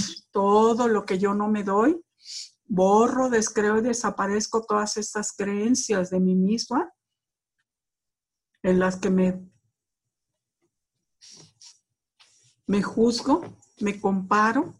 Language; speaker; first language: Spanish; native; Spanish